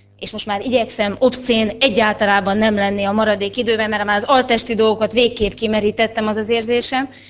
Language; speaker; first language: Hungarian; native; Hungarian